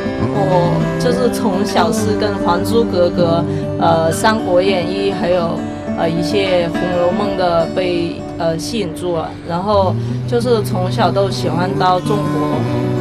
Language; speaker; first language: Chinese; non-native, learner; Vietnamese